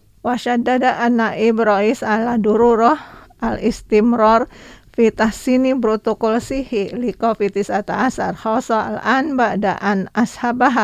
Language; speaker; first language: Arabic; non-native, fluent; Indonesian